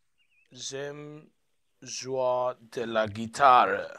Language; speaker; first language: French; non-native, learner; English